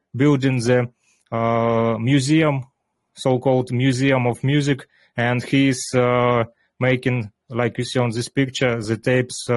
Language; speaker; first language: English; non-native, learner; Ukrainian